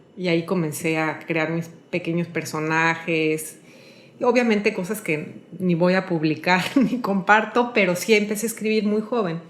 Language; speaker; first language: Spanish; early bilingual, heritage; Spanish